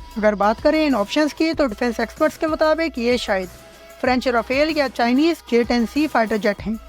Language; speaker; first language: Urdu; native; Urdu